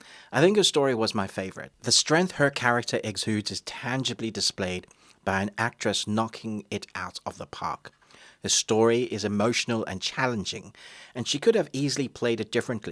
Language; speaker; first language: English; native; English